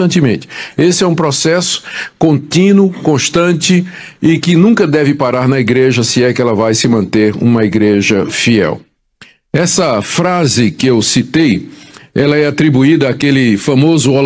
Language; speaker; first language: Portuguese; native; Portuguese